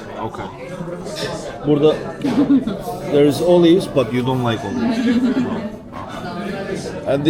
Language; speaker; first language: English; non-native, learner; Turkish